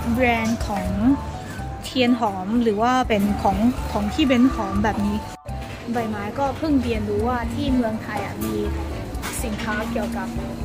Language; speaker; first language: Thai; non-native, fluent; Chinese